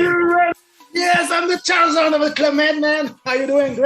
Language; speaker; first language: English; non-native, learner; French